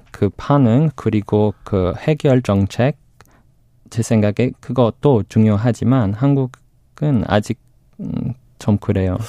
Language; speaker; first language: Korean; non-native, fluent; English